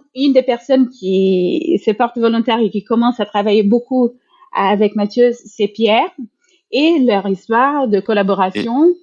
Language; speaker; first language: French; non-native, fluent; Portuguese